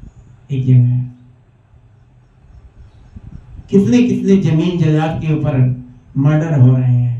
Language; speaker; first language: Hindi; native; Hindi